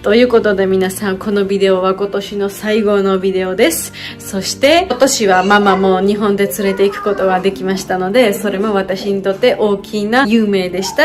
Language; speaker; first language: Japanese; non-native, learner; Georgian